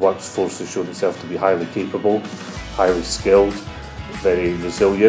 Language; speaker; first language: English; native; English